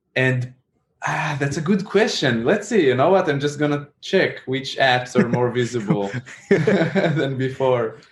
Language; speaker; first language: English; non-native, fluent; Hebrew